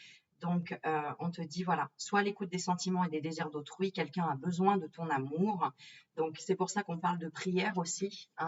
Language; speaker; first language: French; native; French